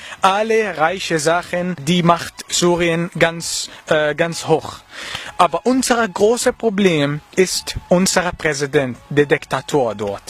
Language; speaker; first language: German; non-native, learner; Arabic